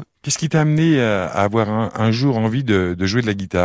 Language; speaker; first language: French; native; French